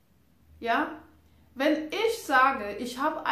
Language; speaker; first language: German; non-native, fluent; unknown